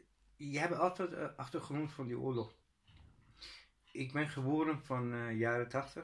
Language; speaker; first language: Dutch; non-native, learner; Persian